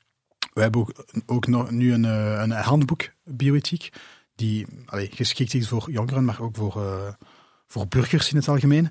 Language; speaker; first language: Dutch; non-native, local second language; French